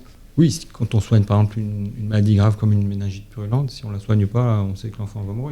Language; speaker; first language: French; native; French